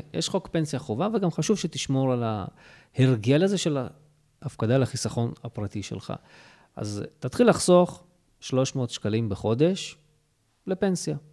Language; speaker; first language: Hebrew; early bilingual, other home language; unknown